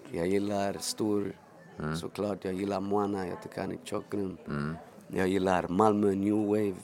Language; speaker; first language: Swedish; early bilingual, other home language; Spanish